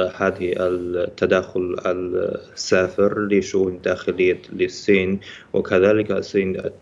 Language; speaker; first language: Arabic; non-native, fluent; Chinese